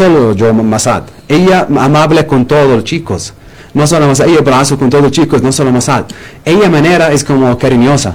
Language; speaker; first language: Spanish; non-native, learner; Arabic